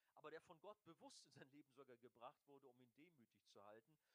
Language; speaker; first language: German; native; German